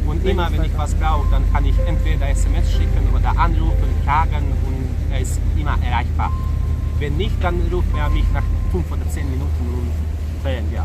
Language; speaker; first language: German; non-native, fluent; Serbian